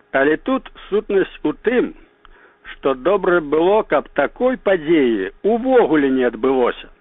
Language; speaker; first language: Belarusian; native; Belarusian